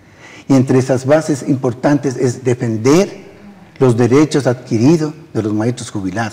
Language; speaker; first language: Spanish; native; Spanish